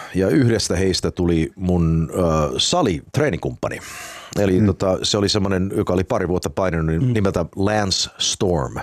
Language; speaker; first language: Finnish; early bilingual, heritage; Finnish